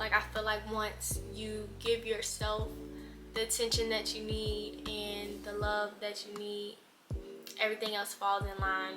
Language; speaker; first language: English; native; English